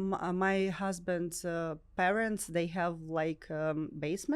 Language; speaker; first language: English; non-native, learner; Ukrainian